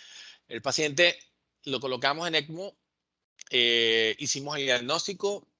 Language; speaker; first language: Spanish; native; Spanish